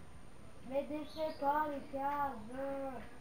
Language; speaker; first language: French; native; French